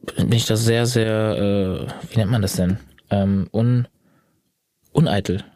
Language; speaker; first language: German; native; German